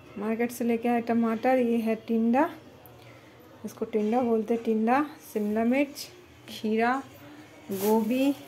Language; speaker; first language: Hindi; non-native, local second language; Bangla